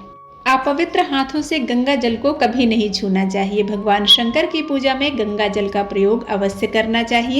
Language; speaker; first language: Hindi; native; Hindi